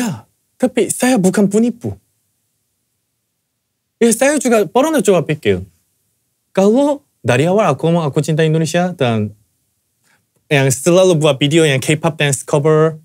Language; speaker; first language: Indonesian; non-native, fluent; Korean